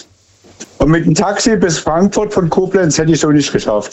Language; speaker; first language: German; native; German